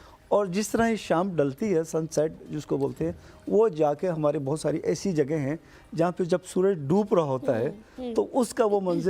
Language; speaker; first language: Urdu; non-native, local second language; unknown